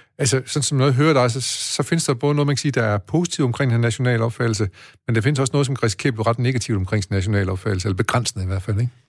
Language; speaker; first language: Danish; native; Danish